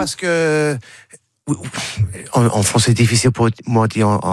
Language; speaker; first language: French; non-native, learner; English